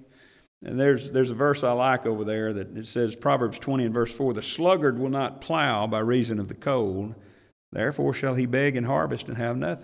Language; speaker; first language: English; native; English